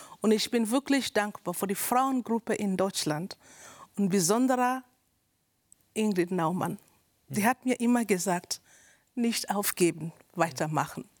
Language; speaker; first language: German; non-native, learner; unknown